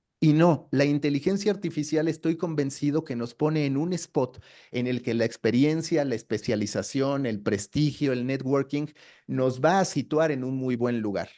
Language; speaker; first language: Spanish; native; Spanish